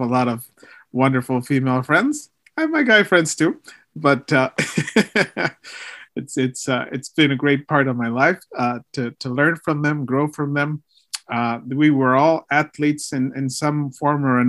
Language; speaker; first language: English; early bilingual, other home language; Spanish